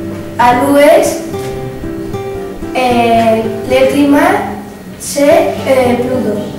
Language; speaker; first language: French; non-native, learner; Spanish